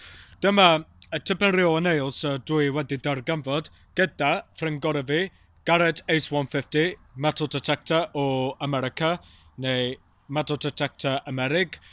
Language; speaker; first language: Welsh; non-native, local second language; English